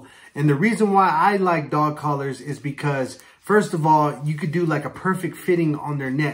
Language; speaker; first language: English; native; English